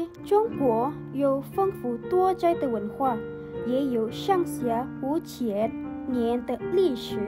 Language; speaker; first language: Chinese; non-native, fluent; Indonesian